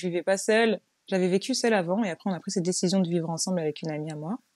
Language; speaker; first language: French; native; French